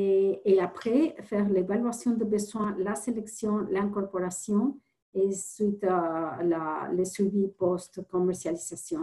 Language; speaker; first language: French; non-native, fluent; Spanish